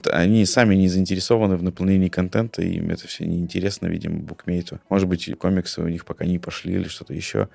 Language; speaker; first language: Russian; native; Russian